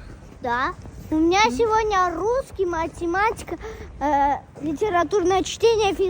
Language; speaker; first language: Russian; early bilingual, other home language; Tajik